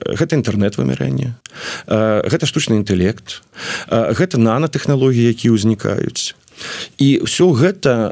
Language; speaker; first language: Belarusian; non-native, local second language; Russian